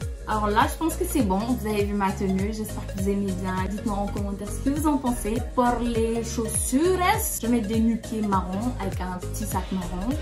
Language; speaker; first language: French; non-native, local second language; Wolof